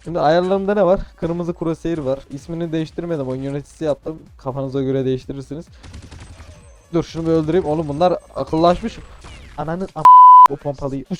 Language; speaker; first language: Turkish; native; Turkish